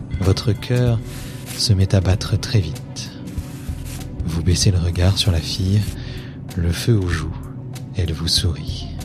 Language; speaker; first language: French; native; French